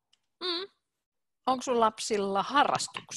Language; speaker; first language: Finnish; native; Finnish